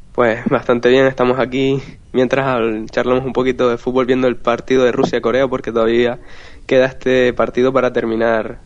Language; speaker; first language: Spanish; native; Spanish